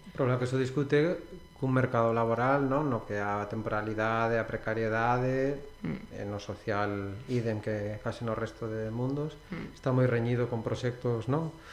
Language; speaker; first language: Galician; non-native, local second language; Spanish